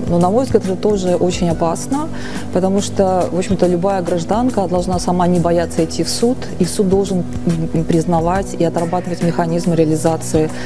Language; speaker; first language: Russian; native; Russian